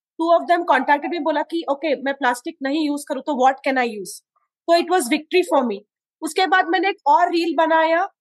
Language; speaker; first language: Hindi; non-native, local second language; Konkani